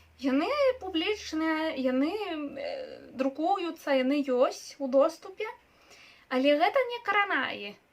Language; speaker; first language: Belarusian; non-native, local second language; Russian